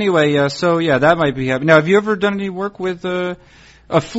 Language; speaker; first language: English; native; English